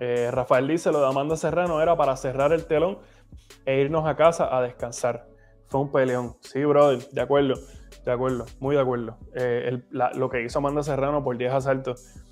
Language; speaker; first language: Spanish; native; Spanish